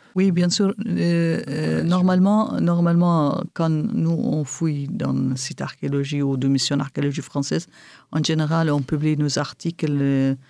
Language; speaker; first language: French; non-native, fluent; Kurdish